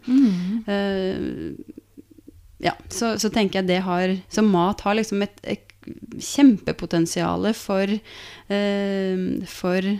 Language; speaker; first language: Norwegian; native; Norwegian